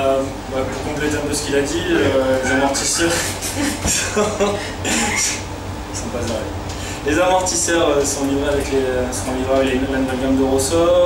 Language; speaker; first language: French; native; French